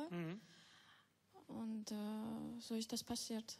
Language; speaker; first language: German; non-native, local second language; Georgian